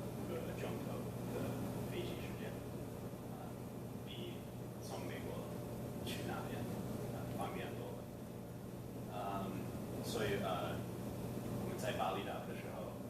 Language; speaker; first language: Chinese; non-native, fluent; English